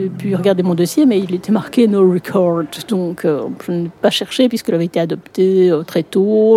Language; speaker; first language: French; native; French